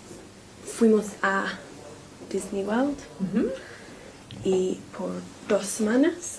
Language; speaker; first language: Spanish; non-native, learner; English